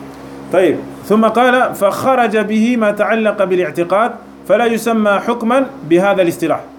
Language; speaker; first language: Arabic; non-native, fluent; French